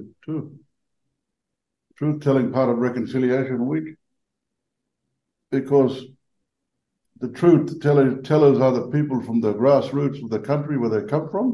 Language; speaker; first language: English; native; English